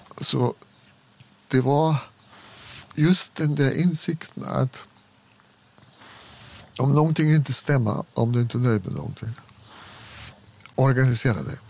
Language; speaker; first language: Swedish; non-native, fluent; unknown